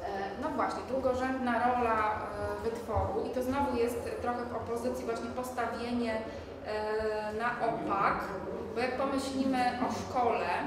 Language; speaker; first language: Polish; native; Polish